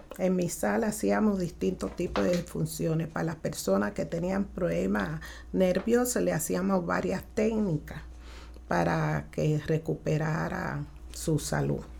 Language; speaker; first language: Spanish; early bilingual, other home language; Haitian Creole